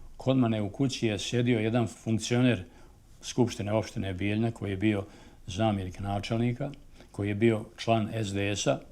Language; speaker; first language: Bosnian; native; Bosnian